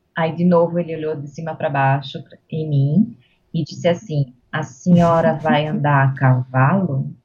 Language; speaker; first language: Portuguese; native; Portuguese